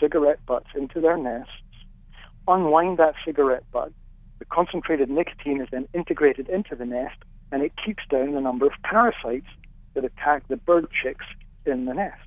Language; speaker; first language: English; native; English